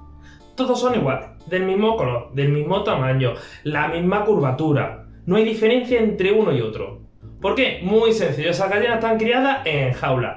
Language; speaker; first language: Spanish; native; Spanish